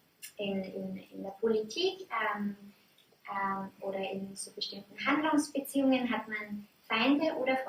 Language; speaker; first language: German; native; German